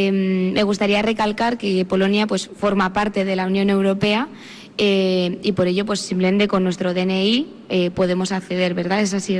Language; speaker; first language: Spanish; native; Spanish